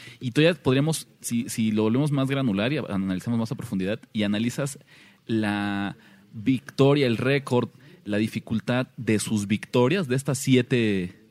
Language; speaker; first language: Spanish; native; Spanish